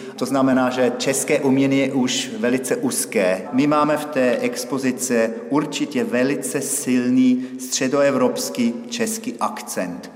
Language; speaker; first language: Czech; non-native, fluent; German